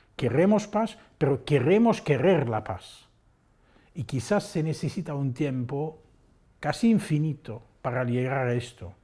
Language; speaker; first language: Spanish; non-native, fluent; Dutch